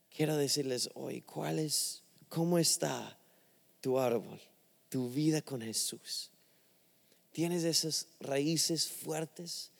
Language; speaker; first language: Spanish; non-native, fluent; English